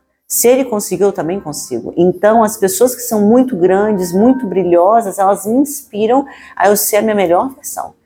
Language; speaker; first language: Portuguese; native; Portuguese